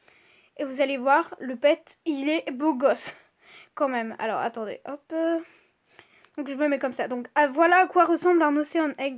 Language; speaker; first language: French; native; French